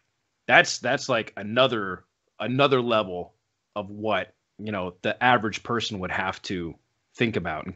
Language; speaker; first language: English; native; English